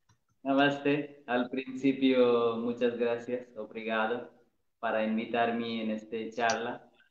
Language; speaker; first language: Spanish; non-native, learner; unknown